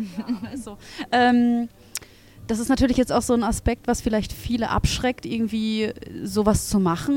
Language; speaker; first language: German; native; German